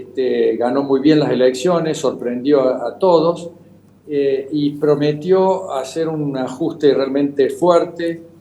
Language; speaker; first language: Spanish; native; Spanish